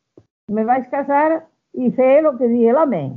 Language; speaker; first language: Catalan; non-native, local second language; Spanish